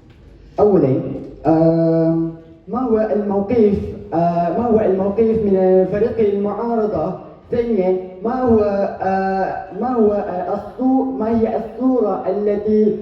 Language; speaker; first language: Arabic; non-native, learner; Malay